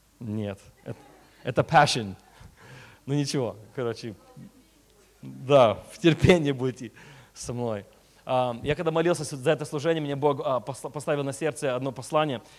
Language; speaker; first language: Russian; early bilingual, heritage; Russian